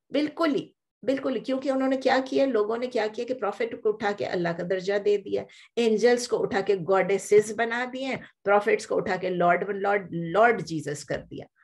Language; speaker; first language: Urdu; native; Urdu